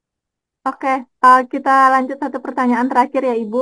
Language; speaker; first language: Indonesian; native; Indonesian